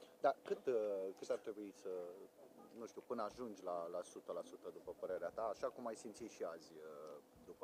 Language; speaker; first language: Romanian; native; Romanian